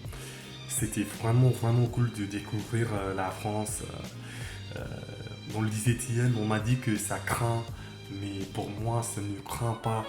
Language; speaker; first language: French; non-native, fluent; English